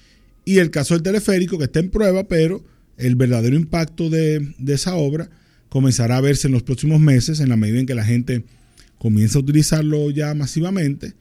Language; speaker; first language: Spanish; native; Spanish